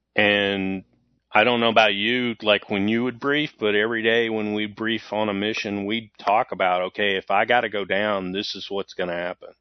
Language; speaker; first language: English; native; English